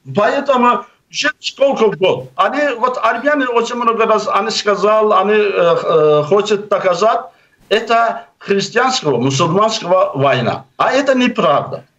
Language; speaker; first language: Russian; non-native, local second language; Azerbaijani